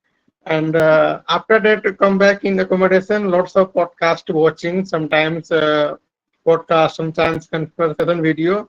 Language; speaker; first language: English; non-native, learner; Hindi